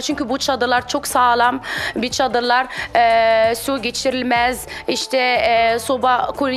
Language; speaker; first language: Turkish; non-native, fluent; Arabic